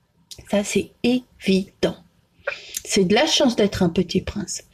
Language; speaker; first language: French; native; French